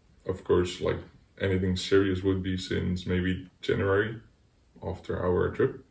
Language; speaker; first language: English; non-native, fluent; Dutch